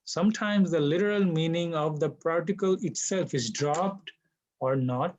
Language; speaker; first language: English; non-native, local second language; Bangla